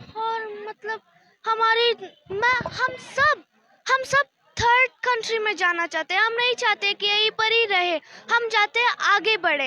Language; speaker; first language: Hindi; non-native, learner; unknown